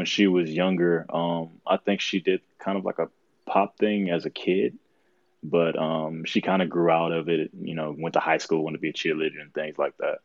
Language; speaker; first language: English; native; English